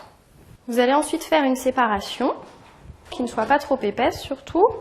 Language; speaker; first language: French; native; French